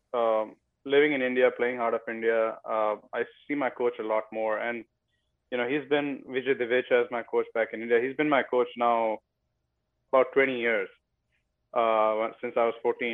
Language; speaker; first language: English; non-native, local second language; Bangla